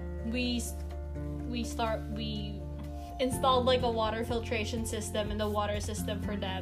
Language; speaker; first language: English; non-native, local second language; Filipino